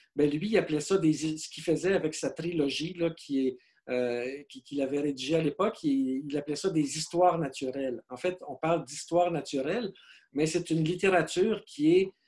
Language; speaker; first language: French; native; French